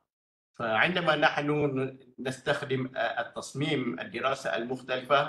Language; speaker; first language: Arabic; non-native, fluent; Malay